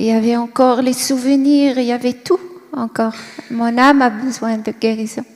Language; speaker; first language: French; non-native, local second language; Kabyle